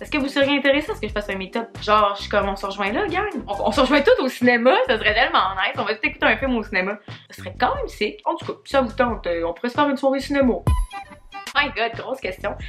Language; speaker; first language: French; native; French